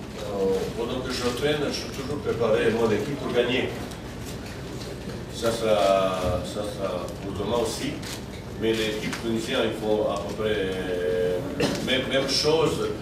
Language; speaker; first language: French; non-native, fluent; Bosnian